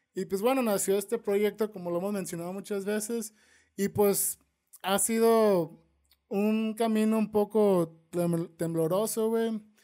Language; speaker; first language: Spanish; native; Spanish